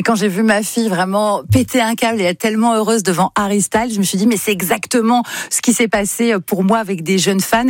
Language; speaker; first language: French; native; French